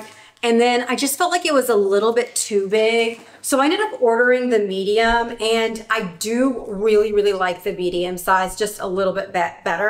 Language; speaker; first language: English; native; English